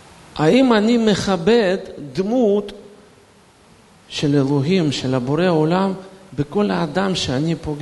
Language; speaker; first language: Hebrew; non-native, fluent; Russian